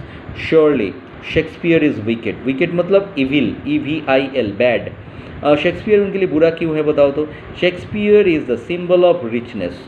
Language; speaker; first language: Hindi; native; Hindi